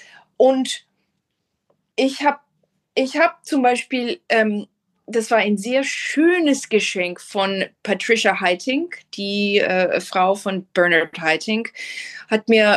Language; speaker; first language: German; non-native, fluent; English